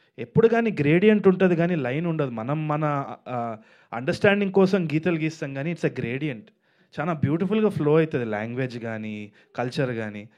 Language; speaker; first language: Telugu; native; Telugu